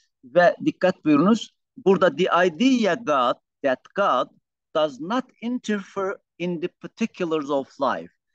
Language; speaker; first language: English; non-native, fluent; Turkish